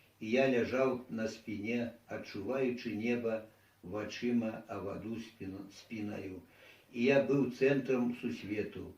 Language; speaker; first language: Belarusian; non-native, local second language; Russian